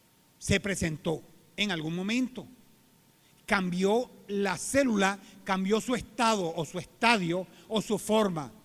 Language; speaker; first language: Spanish; native; Spanish